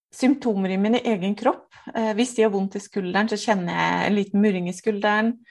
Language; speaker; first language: Norwegian; native; Norwegian